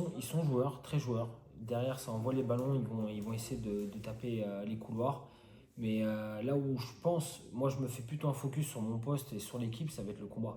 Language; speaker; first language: French; native; French